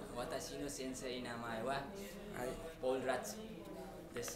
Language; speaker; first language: Japanese; non-native, learner; Nepali